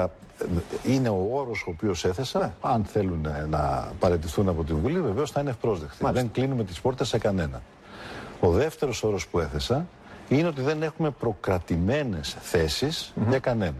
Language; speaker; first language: Greek; native; Greek